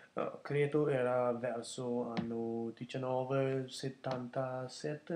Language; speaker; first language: Italian; non-native, learner; Danish